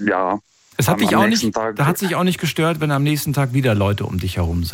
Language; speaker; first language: German; native; German